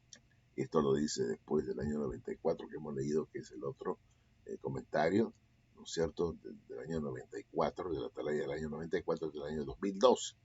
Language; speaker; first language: Spanish; native; Spanish